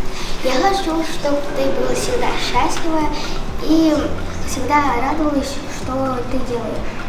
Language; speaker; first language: Russian; non-native, local second language; Kazakh